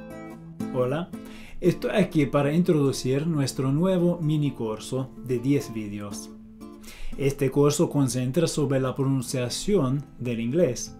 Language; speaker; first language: Spanish; non-native, fluent; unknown